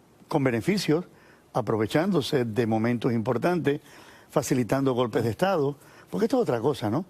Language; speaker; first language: Spanish; native; Spanish